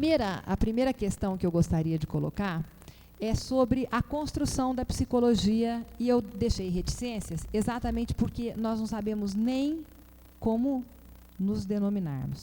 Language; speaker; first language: Portuguese; native; Portuguese